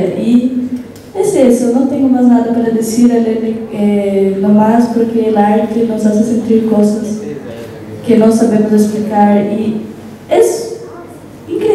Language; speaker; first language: Spanish; non-native, local second language; Portuguese